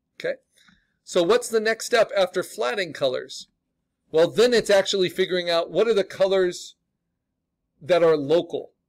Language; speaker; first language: English; native; English